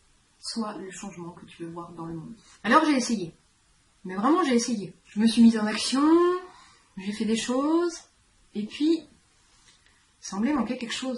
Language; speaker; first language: French; native; French